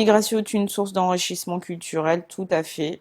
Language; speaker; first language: French; non-native, local second language; Comorian